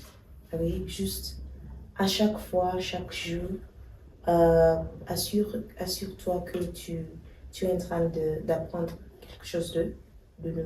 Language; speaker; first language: French; non-native, fluent; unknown